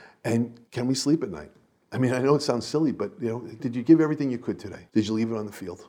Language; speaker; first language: English; native; English